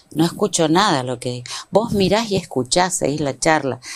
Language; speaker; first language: Spanish; native; Spanish